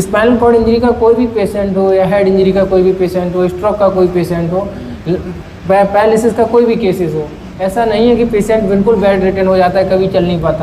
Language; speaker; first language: Hindi; native; Hindi